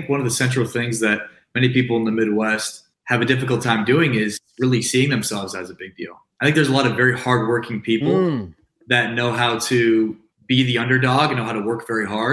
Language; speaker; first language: English; native; English